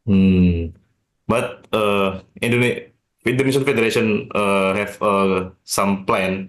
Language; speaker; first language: English; non-native, learner; Indonesian